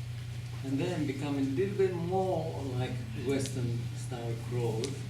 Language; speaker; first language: English; non-native, fluent; Japanese